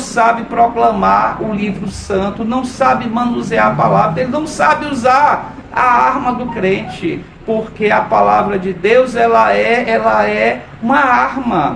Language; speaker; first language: Portuguese; native; Portuguese